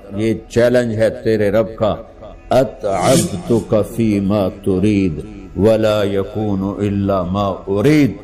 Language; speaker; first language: Urdu; non-native, local second language; Punjabi